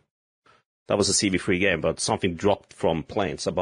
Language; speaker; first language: English; non-native, fluent; Norwegian